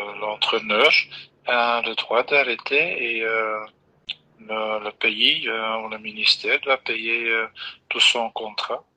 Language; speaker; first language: French; non-native, fluent; Dutch